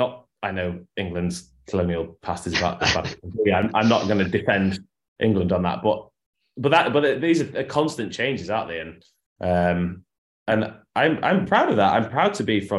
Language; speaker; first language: English; native; English